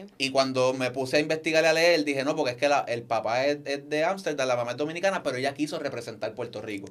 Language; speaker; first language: Spanish; native; Spanish